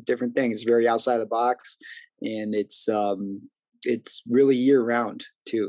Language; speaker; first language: English; native; English